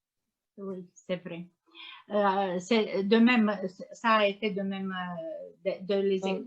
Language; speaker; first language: French; non-native, learner; Romanian